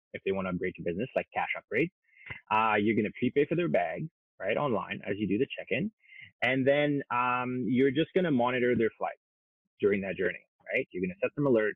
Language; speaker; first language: English; non-native, local second language; French